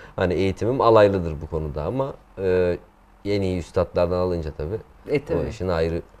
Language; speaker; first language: Turkish; native; Turkish